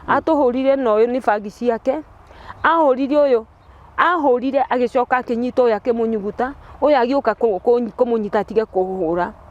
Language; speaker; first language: Kikuyu; non-native, local second language; Turkish